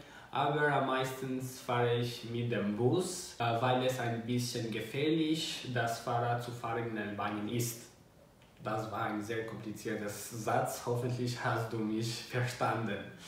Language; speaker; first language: German; non-native, learner; Albanian